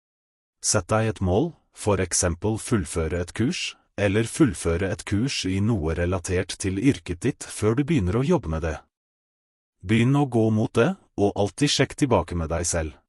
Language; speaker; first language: Norwegian; non-native, fluent; Russian